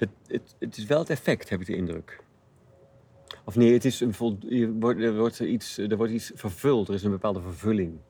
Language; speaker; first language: Dutch; native; Dutch